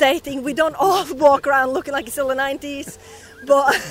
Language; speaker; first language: English; non-native, fluent; Norwegian